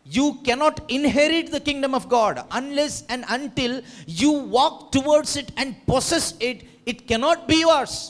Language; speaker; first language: English; non-native, local second language; Kannada